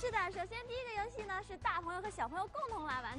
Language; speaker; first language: Chinese; native; Chinese